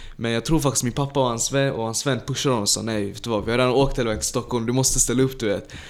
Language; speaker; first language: Swedish; early bilingual, other home language; Tajik